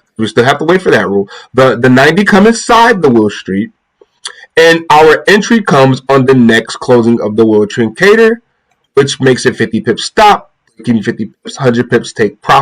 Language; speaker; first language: English; native; English